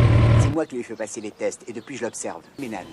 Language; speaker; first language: French; native; French